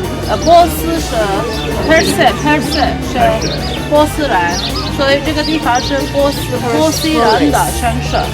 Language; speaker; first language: Chinese; non-native, learner; Persian